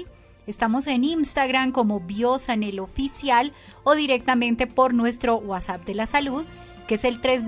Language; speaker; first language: Spanish; native; Spanish